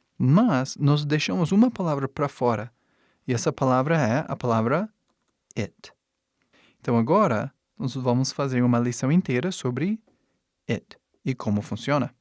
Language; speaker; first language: Portuguese; non-native, fluent; English